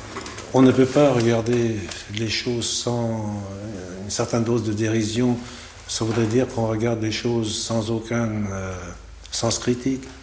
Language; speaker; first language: French; native; French